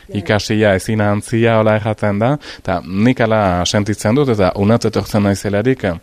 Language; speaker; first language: Basque; native; Basque